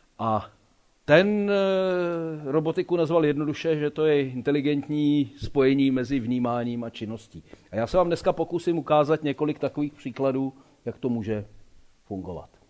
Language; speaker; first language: Czech; native; Czech